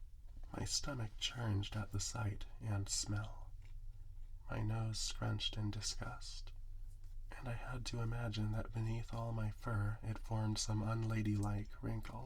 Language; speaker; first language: English; native; English